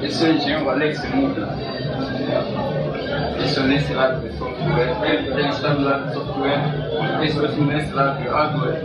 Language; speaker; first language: Portuguese; non-native, learner; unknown